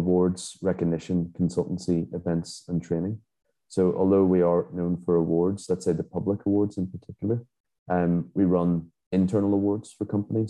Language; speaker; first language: English; native; English